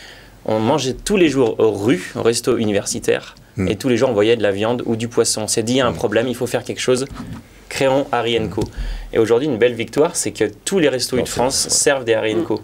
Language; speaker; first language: French; native; French